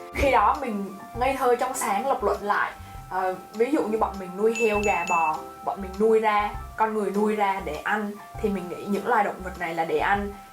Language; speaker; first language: Vietnamese; native; Vietnamese